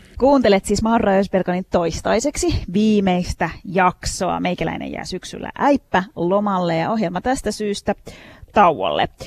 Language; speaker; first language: Finnish; early bilingual, other home language; Turkish